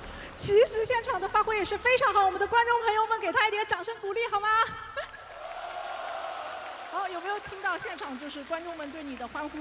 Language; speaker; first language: Chinese; native; Chinese